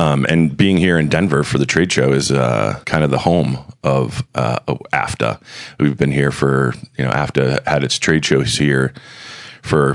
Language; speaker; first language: English; native; English